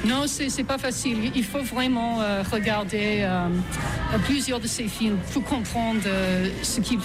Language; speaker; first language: French; non-native, fluent; English